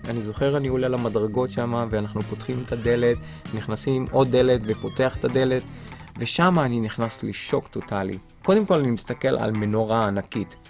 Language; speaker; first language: Hebrew; non-native, local second language; Arabic